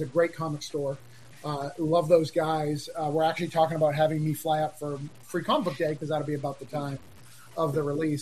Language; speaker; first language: English; native; English